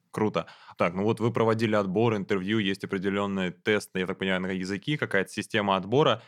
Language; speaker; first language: Russian; native; Russian